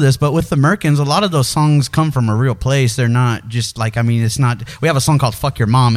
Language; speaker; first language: English; early bilingual, other home language; Spanish